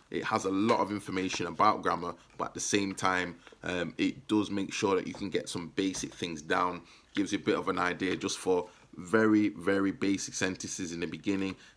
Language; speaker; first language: English; native; English